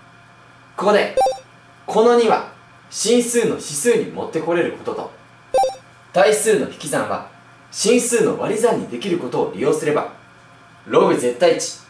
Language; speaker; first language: Japanese; native; Japanese